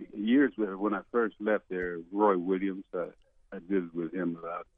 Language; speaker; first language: English; native; English